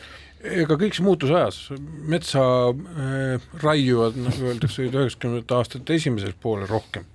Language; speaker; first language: Estonian; native; Estonian